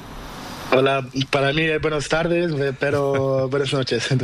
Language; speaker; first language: Spanish; non-native, learner; Portuguese